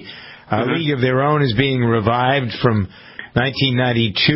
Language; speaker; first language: English; native; English